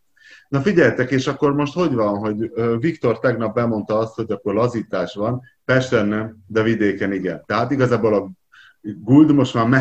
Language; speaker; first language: Hungarian; native; Hungarian